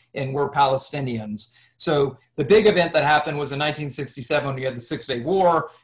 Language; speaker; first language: English; native; English